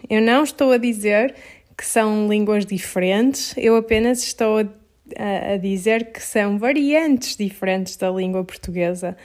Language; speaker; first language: Portuguese; native; Portuguese